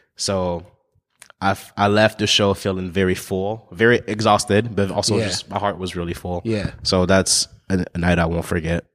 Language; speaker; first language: English; non-native, fluent; French